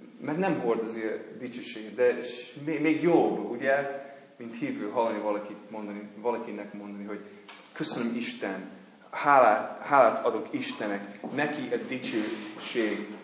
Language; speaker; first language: Hungarian; non-native, fluent; English